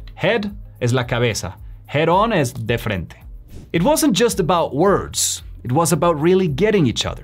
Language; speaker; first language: Spanish; non-native, fluent; Swedish